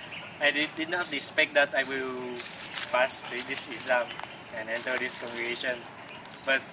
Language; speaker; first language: English; non-native, fluent; Vietnamese